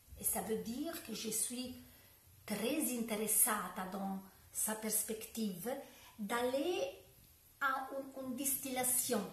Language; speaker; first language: French; non-native, learner; Italian